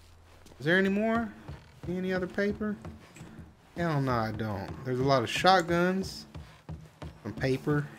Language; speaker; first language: English; native; English